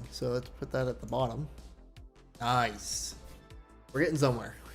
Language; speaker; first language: English; native; English